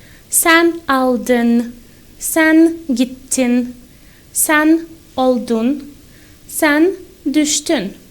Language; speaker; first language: Turkish; non-native, fluent; Russian